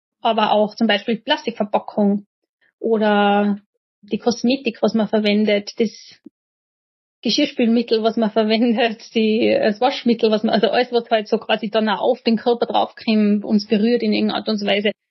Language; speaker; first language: German; native; German